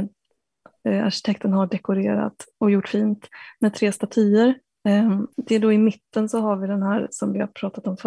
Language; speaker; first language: Swedish; native; Swedish